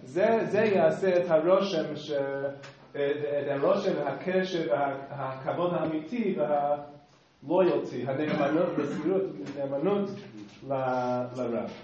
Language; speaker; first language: Hebrew; non-native, fluent; English